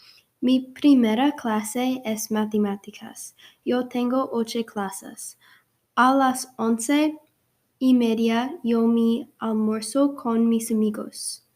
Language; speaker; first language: Spanish; non-native, learner; English